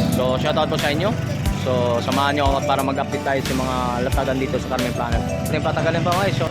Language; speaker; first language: Filipino; native; Filipino